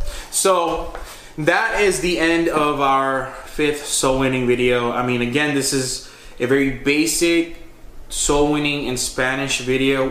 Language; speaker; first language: English; early bilingual, other home language; Spanish